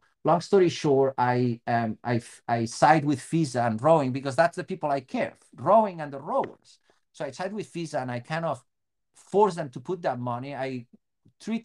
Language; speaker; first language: English; non-native, fluent; Spanish